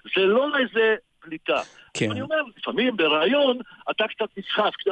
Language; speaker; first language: Hebrew; early bilingual, other home language; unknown